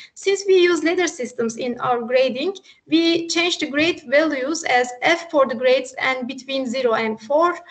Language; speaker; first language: English; non-native, fluent; Turkish